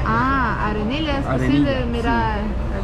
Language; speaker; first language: Spanish; non-native, learner; Portuguese